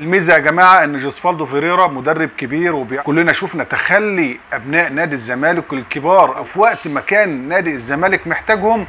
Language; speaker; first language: Arabic; native; Arabic